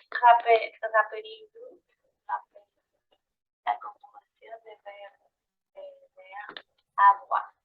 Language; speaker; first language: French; non-native, learner; Spanish